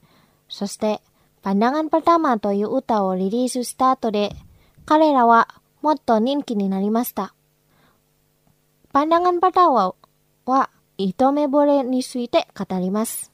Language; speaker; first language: Japanese; non-native, fluent; Indonesian